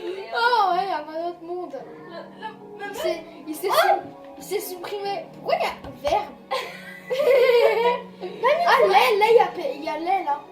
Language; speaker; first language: French; native; French